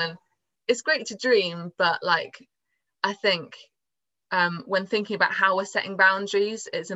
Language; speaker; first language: English; native; English